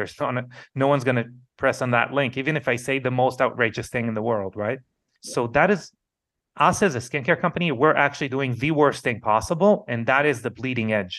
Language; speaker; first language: English; non-native, fluent; Hebrew